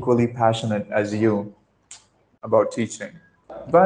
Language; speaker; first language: English; non-native, local second language; Marathi